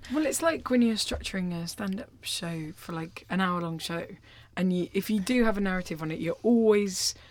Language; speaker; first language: English; native; English